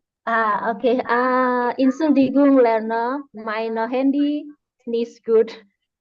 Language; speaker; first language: German; non-native, learner; Indonesian